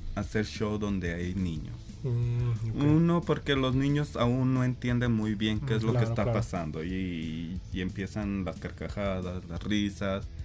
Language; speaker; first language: Spanish; native; Spanish